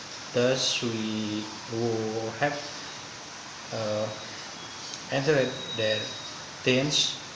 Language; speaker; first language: English; non-native, learner; Indonesian